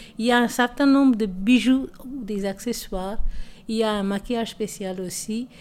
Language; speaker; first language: French; non-native, local second language; Tamil